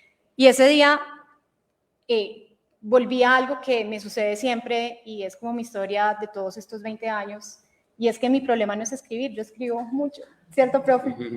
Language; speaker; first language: Spanish; native; Spanish